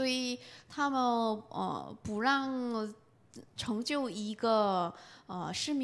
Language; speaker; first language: Chinese; non-native, fluent; Korean